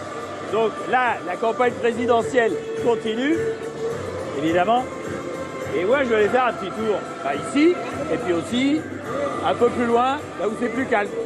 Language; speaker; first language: French; native; French